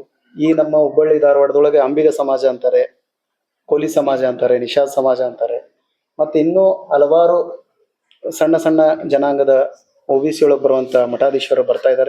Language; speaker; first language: Kannada; native; Kannada